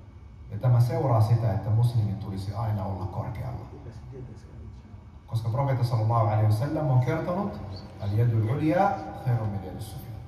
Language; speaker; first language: Finnish; early bilingual, other home language; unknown